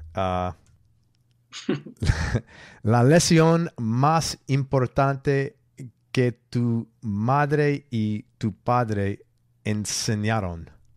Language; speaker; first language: Spanish; non-native, learner; English